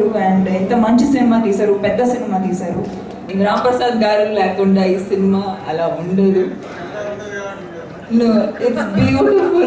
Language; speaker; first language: Telugu; non-native, fluent; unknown